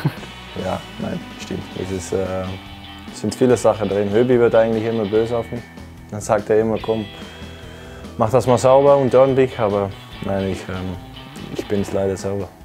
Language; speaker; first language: German; non-native, learner; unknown